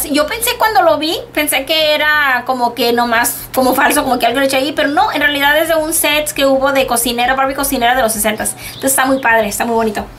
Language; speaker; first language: Spanish; early bilingual, heritage; Spanish